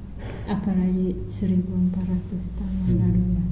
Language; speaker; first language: Indonesian; non-native, fluent; Japanese